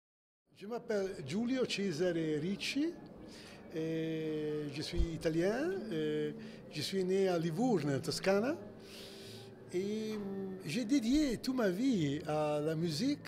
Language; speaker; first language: French; non-native, fluent; Italian